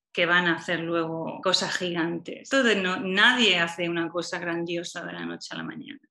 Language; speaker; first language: Spanish; native; Spanish